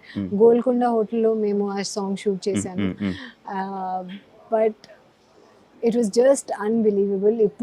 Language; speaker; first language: Telugu; non-native, learner; Hindi